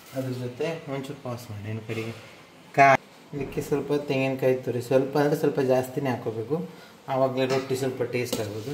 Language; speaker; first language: Kannada; native; Kannada